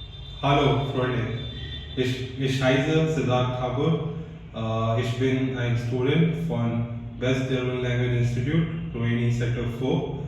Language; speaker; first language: German; non-native, learner; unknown